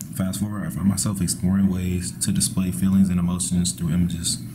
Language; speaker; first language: English; native; English